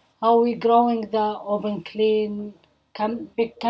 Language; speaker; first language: English; non-native, learner; Arabic